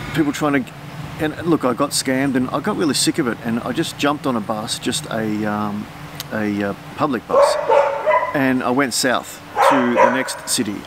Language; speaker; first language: English; native; English